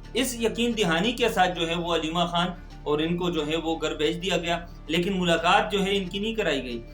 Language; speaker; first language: Urdu; non-native, local second language; Pashto